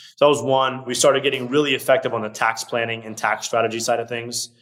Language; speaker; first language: English; early bilingual, other home language; Portuguese